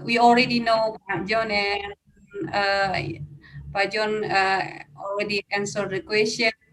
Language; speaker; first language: English; non-native, fluent; Indonesian